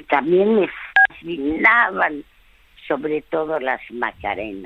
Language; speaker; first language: Spanish; early bilingual, other home language; French